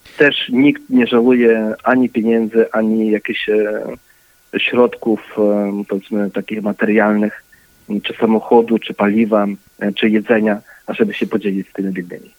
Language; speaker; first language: Polish; early bilingual, heritage; Polish